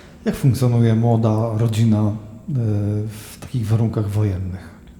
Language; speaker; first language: Polish; native; Polish